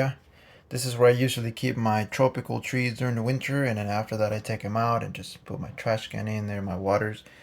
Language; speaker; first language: English; non-native, fluent; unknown